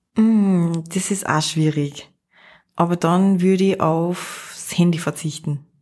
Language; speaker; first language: German; native; German